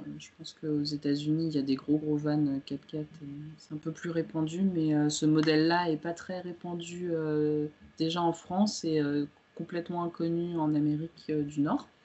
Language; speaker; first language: French; early bilingual, other home language; Romanian